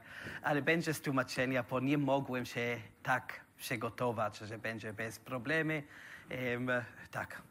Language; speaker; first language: Polish; non-native, learner; German